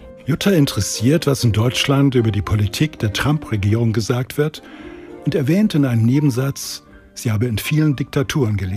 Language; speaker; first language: German; native; German